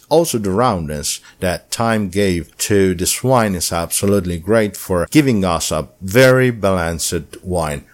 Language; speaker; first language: English; non-native, fluent; Italian